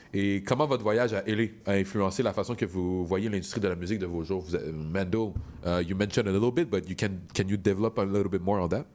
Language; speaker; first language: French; native; French